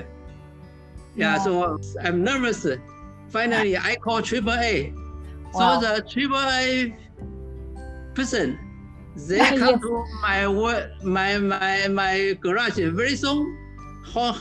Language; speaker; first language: English; non-native, learner; Chinese